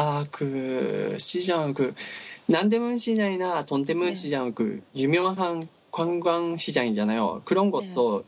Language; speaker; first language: Korean; non-native, learner; Japanese